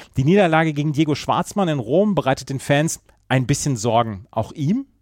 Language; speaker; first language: German; native; German